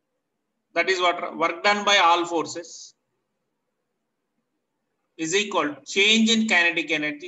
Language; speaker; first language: English; non-native, local second language; Telugu